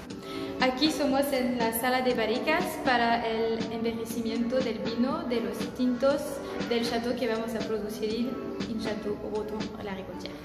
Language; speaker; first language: Spanish; non-native, fluent; French